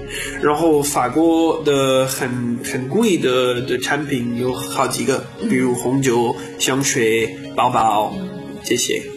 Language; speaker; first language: Chinese; non-native, learner; French